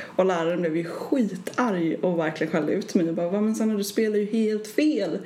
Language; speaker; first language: Swedish; native; Swedish